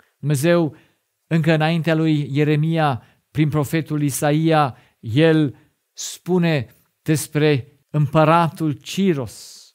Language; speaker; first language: Romanian; non-native, fluent; German